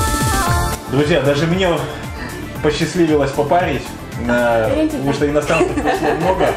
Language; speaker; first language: Russian; native; Russian